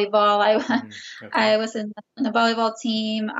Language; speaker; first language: English; early bilingual, other home language; Spanish